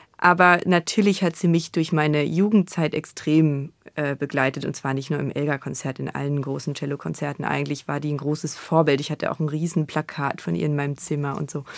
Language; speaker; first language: German; native; German